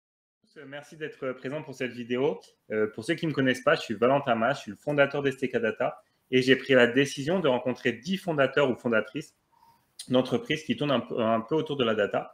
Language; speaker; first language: French; native; French